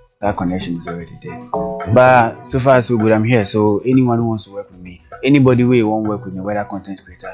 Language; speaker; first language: English; non-native, local second language; Akan